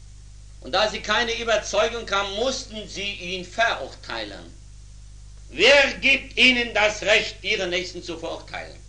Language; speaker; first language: German; native; German